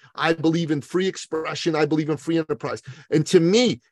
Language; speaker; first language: English; early bilingual, other home language; Persian